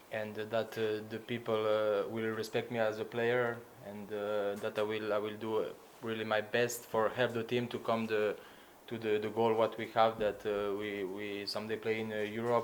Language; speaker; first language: English; non-native, learner; Slovenian